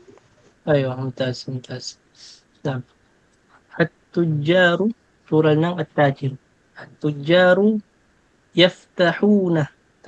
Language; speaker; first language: Arabic; non-native, fluent; Filipino